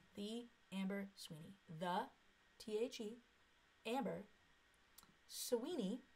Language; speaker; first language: English; native; English